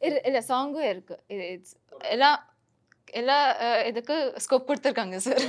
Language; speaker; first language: Tamil; non-native, fluent; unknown